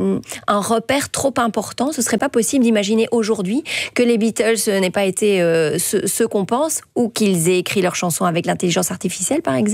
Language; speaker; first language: French; native; French